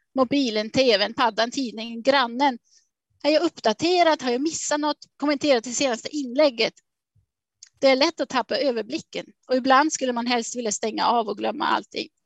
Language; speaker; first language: Swedish; non-native, fluent; Swiss German